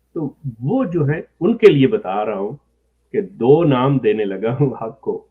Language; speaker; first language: Urdu; non-native, local second language; Punjabi